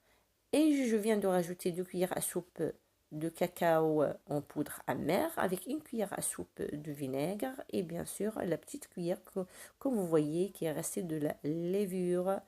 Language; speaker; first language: French; non-native, local second language; Arabic